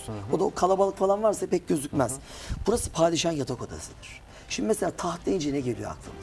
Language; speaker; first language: Turkish; native; Turkish